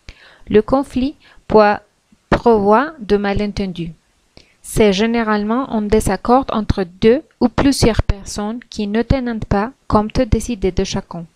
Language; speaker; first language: French; non-native, learner; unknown